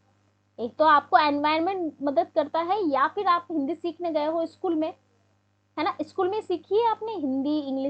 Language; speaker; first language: Hindi; native; Hindi